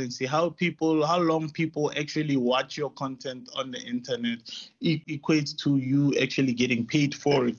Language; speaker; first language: English; non-native, local second language; Tswana